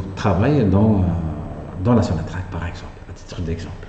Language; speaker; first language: French; non-native, local second language; Arabic